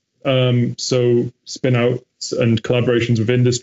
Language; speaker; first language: English; native; English